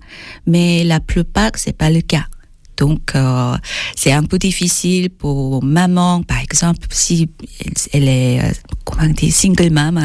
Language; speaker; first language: French; non-native, fluent; Korean